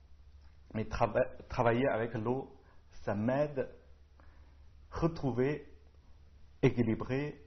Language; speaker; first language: French; non-native, learner; Chinese